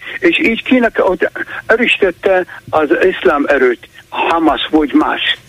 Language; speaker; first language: Hungarian; non-native, fluent; Kurdish